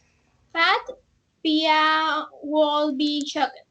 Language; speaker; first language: English; non-native, learner; Spanish